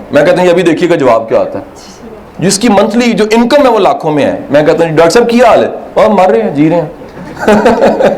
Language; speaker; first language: Urdu; native; Urdu